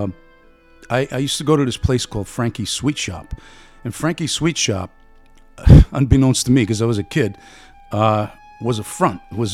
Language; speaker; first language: English; early bilingual, other home language; Italian